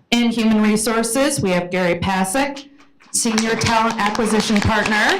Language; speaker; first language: English; native; English